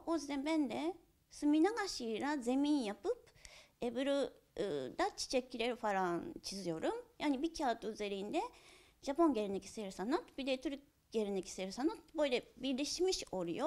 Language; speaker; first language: Turkish; non-native, learner; Japanese